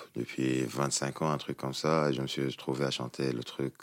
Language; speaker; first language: French; non-native, local second language; Arabic